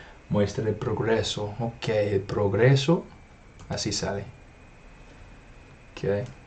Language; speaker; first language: Spanish; non-native, fluent; English